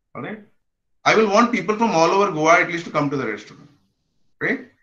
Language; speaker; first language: English; non-native, local second language; Konkani